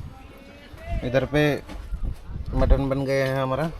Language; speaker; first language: Hindi; non-native, local second language; Bangla